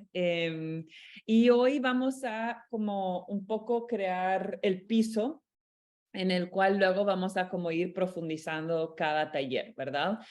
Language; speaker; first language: Spanish; non-native, fluent; Romanian